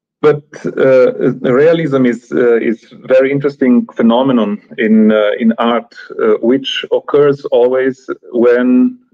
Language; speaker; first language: English; non-native, fluent; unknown